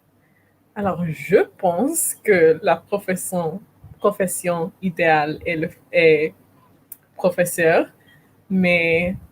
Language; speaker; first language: French; non-native, learner; English